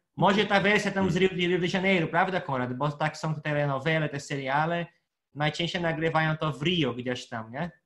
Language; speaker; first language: Polish; non-native, fluent; Portuguese